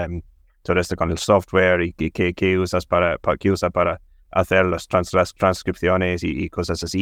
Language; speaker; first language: Spanish; non-native, fluent; English